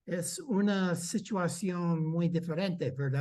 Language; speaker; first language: Spanish; non-native, fluent; English